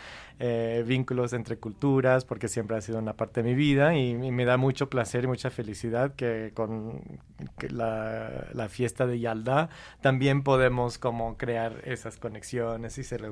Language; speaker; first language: Spanish; non-native, fluent; English